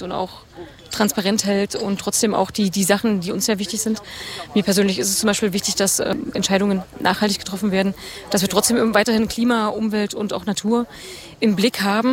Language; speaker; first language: German; native; German